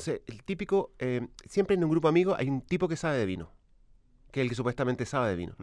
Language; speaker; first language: Spanish; native; Spanish